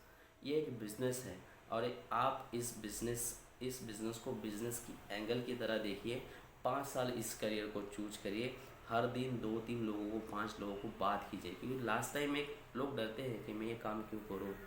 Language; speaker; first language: Hindi; non-native, local second language; Marathi